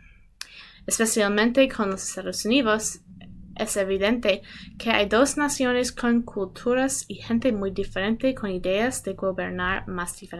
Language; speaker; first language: Spanish; non-native, learner; English